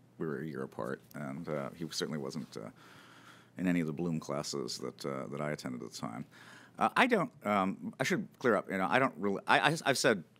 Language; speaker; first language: English; native; English